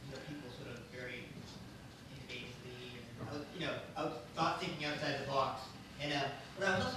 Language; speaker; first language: English; native; English